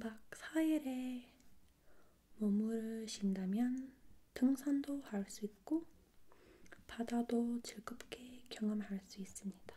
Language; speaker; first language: Korean; non-native, fluent; English